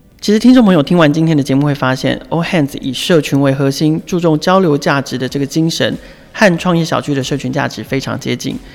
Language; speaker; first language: Chinese; native; Chinese